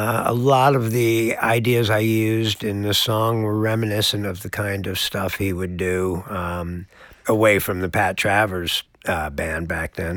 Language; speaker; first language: English; native; English